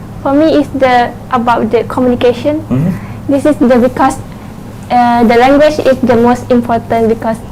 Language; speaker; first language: English; non-native, learner; Thai